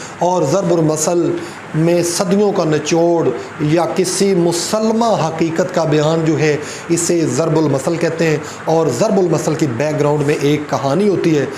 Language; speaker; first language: Urdu; non-native, local second language; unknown